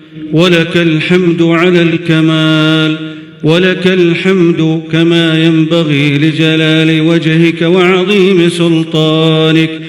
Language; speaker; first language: Arabic; native; Arabic